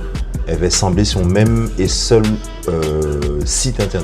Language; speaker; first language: French; non-native, local second language; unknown